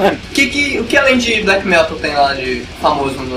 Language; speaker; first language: Portuguese; native; Portuguese